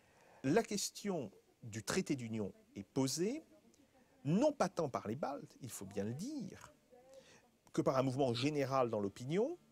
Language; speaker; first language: French; native; French